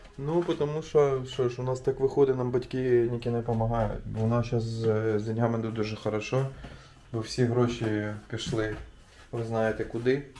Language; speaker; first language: Ukrainian; non-native, local second language; Russian